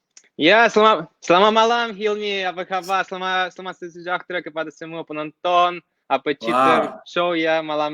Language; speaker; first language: Indonesian; non-native, fluent; Russian